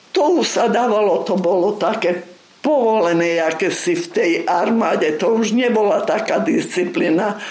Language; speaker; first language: Slovak; non-native, local second language; Rusyn